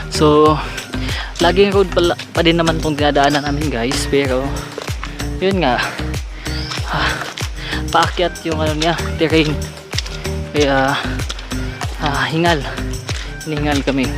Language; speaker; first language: Filipino; non-native, local second language; Cebuano